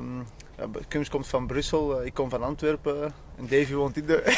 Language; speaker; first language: Dutch; native; Dutch